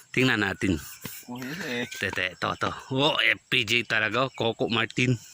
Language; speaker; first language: Filipino; non-native, local second language; Chavacano